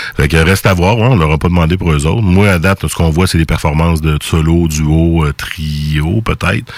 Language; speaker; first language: French; native; French